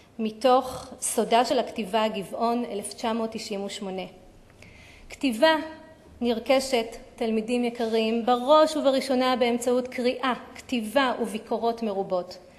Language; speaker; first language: Hebrew; native; Hebrew